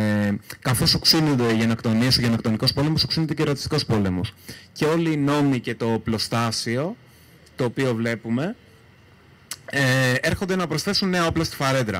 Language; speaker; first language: Greek; native; Greek